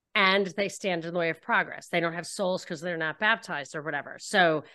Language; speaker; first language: English; native; English